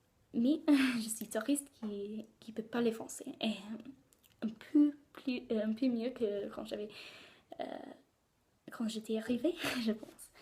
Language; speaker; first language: French; non-native, learner; English